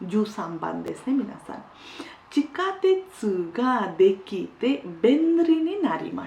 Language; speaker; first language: Japanese; non-native, fluent; Hindi